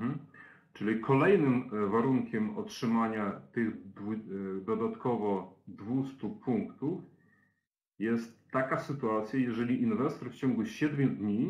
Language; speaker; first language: Polish; native; Polish